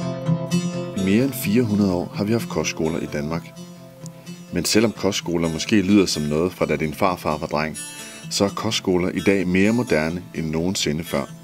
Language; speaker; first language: Danish; native; Danish